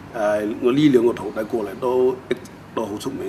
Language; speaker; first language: Cantonese; non-native, local second language; Min Nan Chinese